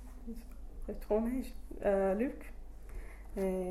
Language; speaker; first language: French; non-native, learner; English